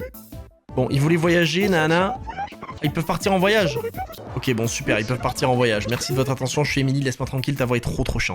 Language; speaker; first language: French; native; French